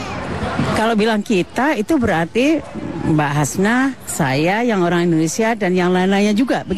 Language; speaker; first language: Indonesian; native; Indonesian